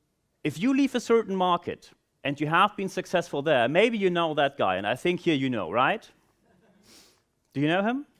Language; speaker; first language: English; non-native, fluent; German